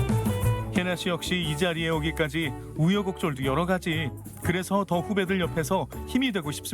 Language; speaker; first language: Korean; native; Korean